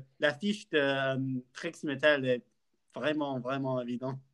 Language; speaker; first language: French; non-native, learner; English